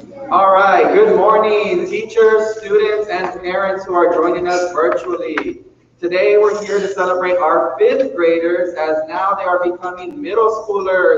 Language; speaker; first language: English; early bilingual, other home language; Spanish